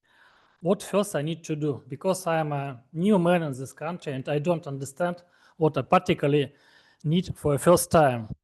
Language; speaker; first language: English; non-native, learner; Russian